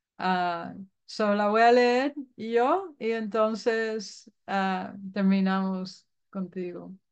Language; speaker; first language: Spanish; early bilingual, heritage; Spanish